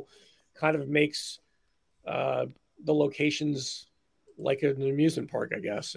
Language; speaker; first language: English; native; English